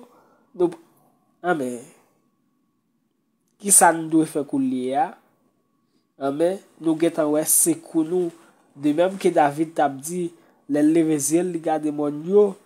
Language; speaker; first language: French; non-native, local second language; Haitian Creole